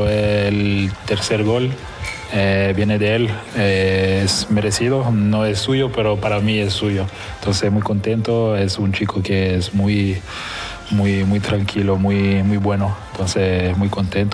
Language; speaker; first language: Spanish; non-native, fluent; French